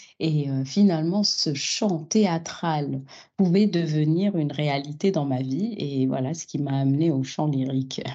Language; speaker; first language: French; non-native, local second language; Arabic